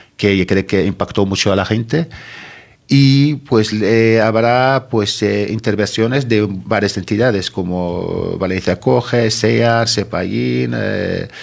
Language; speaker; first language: Spanish; non-native, fluent; Arabic